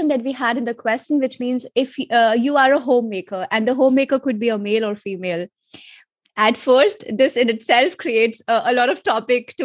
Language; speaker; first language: English; non-native, local second language; Hindi